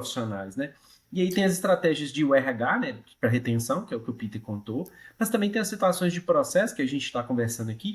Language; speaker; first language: Portuguese; native; Portuguese